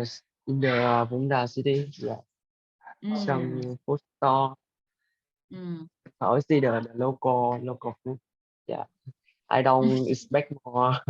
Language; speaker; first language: English; non-native, learner; Vietnamese